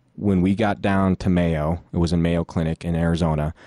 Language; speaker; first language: English; native; English